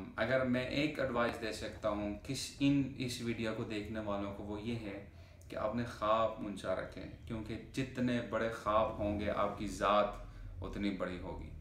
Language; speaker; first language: Urdu; non-native, fluent; Persian